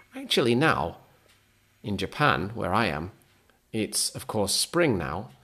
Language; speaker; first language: English; native; English